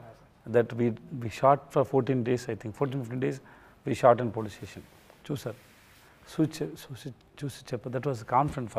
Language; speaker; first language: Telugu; non-native, learner; Tamil